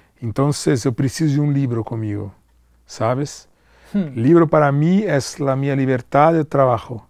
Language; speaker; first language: Spanish; non-native, learner; Portuguese